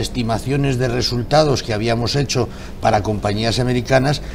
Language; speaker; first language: Spanish; native; Spanish